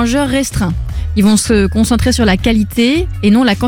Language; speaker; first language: French; native; French